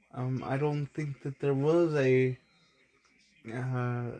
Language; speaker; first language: English; native; English